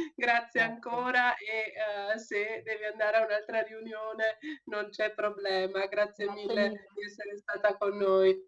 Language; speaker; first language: Italian; native; Italian